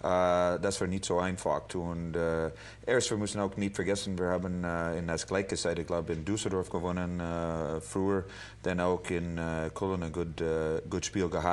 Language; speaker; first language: German; non-native, learner; English